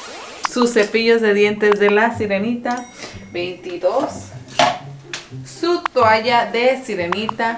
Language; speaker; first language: Spanish; native; Spanish